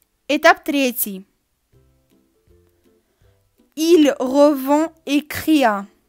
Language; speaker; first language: French; non-native, fluent; Russian